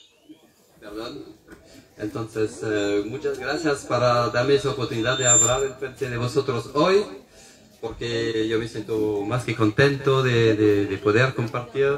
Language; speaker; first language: Spanish; non-native, fluent; French